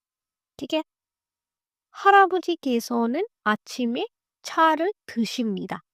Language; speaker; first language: Korean; non-native, fluent; Hindi